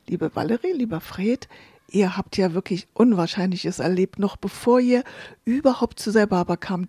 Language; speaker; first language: German; native; German